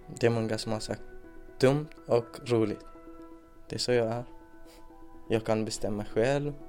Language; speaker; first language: Swedish; non-native, fluent; Persian